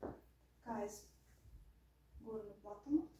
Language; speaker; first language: Latvian; non-native, learner; Russian